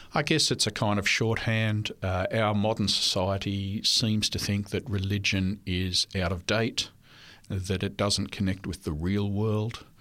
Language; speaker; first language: English; non-native, local second language; French